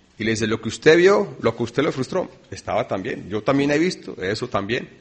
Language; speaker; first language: Spanish; early bilingual, other home language; English